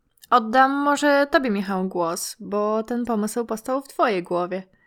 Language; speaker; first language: Polish; non-native, fluent; Ukrainian